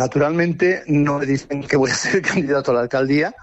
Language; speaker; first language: Spanish; native; Spanish